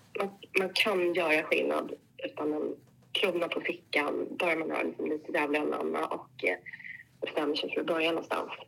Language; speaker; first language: Swedish; native; Swedish